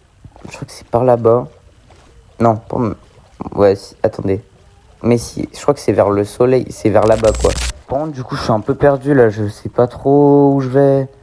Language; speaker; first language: French; native; French